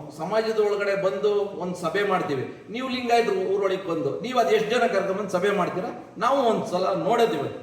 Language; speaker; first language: Kannada; native; Kannada